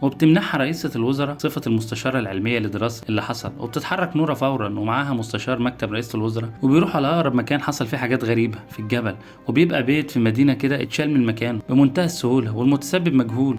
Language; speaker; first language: Arabic; native; Arabic